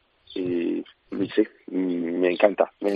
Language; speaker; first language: Spanish; non-native, learner; English